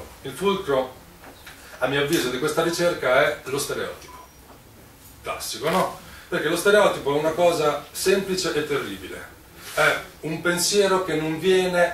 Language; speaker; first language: Italian; native; Italian